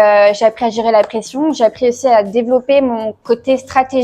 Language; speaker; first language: French; native; French